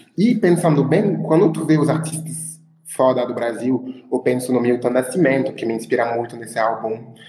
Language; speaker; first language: Portuguese; non-native, fluent; French